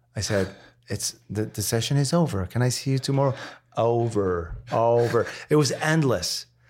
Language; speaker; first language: English; non-native, fluent; French